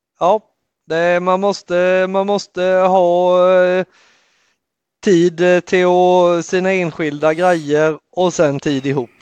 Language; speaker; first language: Swedish; native; Swedish